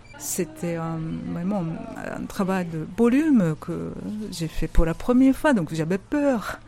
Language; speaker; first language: French; non-native, fluent; Japanese